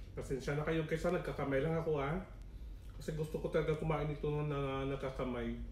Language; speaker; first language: Filipino; non-native, local second language; Hiligaynon